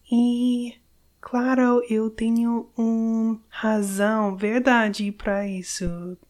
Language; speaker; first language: Portuguese; non-native, learner; English